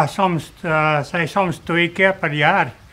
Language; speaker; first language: Dutch; early bilingual, other home language; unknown